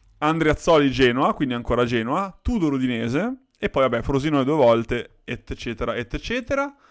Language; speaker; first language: Italian; native; Italian